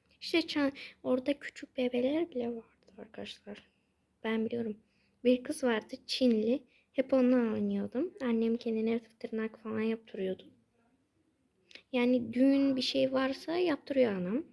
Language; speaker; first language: Turkish; early bilingual, heritage; Turkish